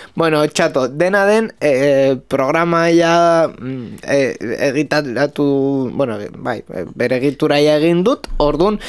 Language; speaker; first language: Basque; non-native, local second language; Spanish